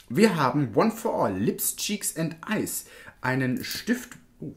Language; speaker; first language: German; native; German